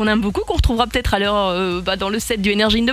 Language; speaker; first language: French; native; French